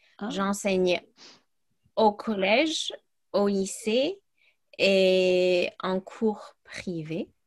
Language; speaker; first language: French; early bilingual, other home language; English